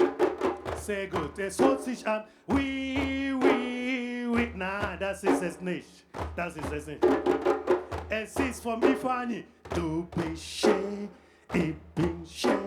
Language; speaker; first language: German; non-native, fluent; Igbo